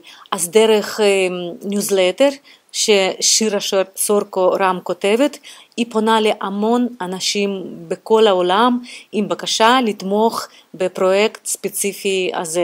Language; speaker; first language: Hebrew; non-native, fluent; Russian